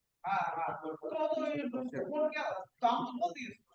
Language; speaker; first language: Hindi; non-native, local second language; Bangla